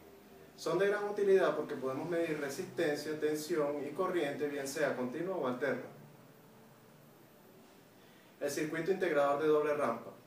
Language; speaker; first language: Spanish; native; Spanish